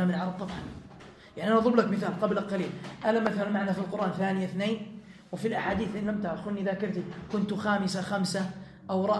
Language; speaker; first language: Arabic; native; Arabic